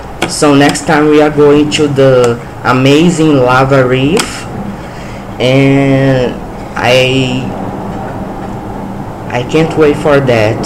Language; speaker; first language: English; non-native, learner; Portuguese